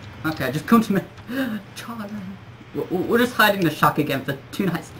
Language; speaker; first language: English; native; English